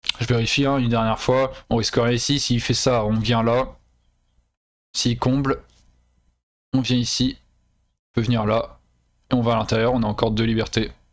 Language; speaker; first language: French; native; French